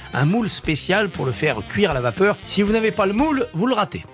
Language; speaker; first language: French; native; French